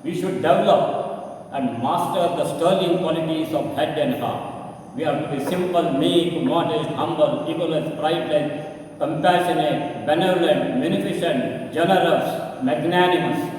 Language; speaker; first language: English; non-native, local second language; Kannada